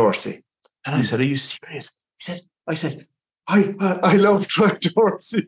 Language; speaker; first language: English; native; English